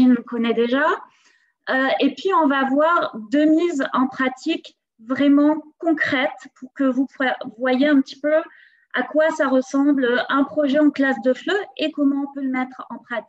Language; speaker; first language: French; native; French